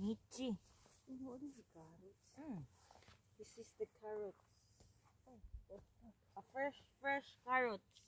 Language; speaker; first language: English; non-native, learner; Cebuano